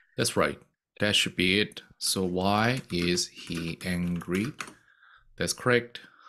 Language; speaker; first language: English; non-native, fluent; Korean